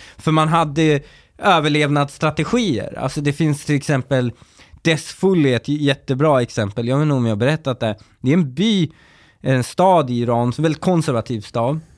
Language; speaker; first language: Swedish; early bilingual, other home language; Persian